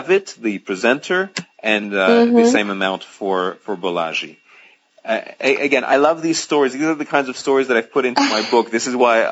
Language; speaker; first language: English; non-native, fluent; Greek